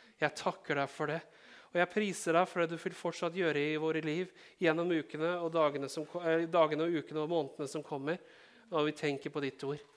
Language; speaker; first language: Norwegian; native; Norwegian